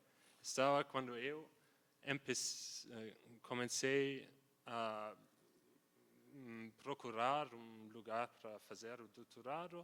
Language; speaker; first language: Portuguese; non-native, fluent; German